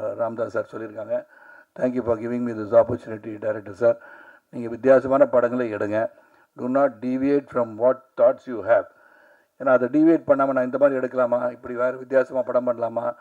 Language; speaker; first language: Tamil; native; Tamil